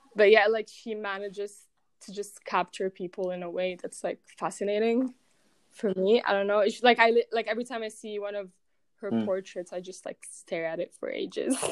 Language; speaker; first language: English; non-native, fluent; Arabic